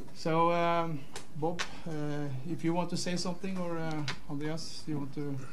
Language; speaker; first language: English; non-native, fluent; Norwegian